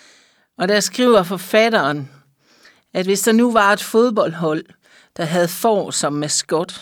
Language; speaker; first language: Danish; native; Danish